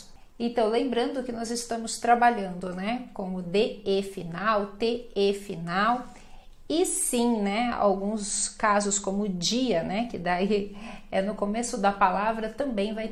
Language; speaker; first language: Portuguese; native; Portuguese